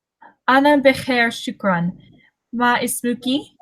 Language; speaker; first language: Arabic; non-native, learner; English